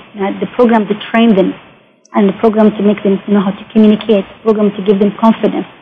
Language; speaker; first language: English; non-native, fluent; Arabic